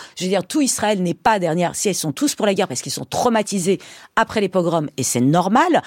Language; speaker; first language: French; early bilingual, other home language; Persian